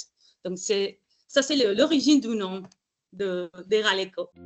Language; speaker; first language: French; non-native, fluent; Spanish